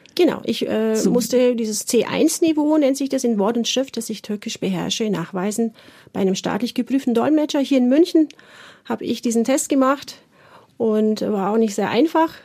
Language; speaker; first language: German; early bilingual, other home language; Turkish